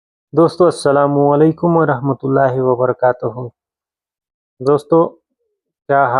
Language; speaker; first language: Hindi; native; Hindi